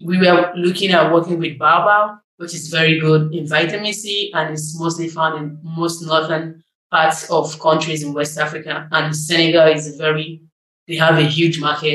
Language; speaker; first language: English; non-native, local second language; Igbo